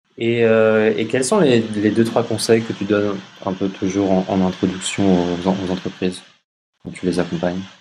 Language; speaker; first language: French; native; French